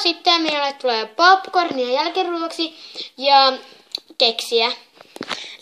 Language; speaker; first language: Finnish; native; Finnish